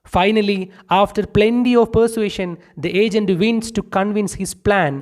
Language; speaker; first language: English; non-native, local second language; Malayalam